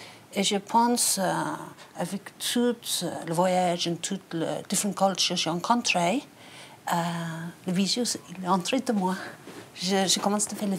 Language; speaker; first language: French; non-native, learner; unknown